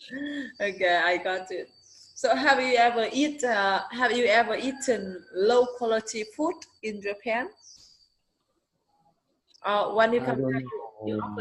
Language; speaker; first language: English; non-native, learner; Vietnamese